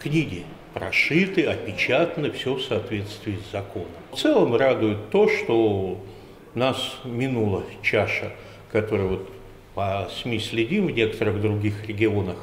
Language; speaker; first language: Russian; native; Russian